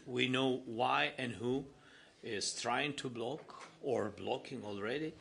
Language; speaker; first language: English; non-native, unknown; Ukrainian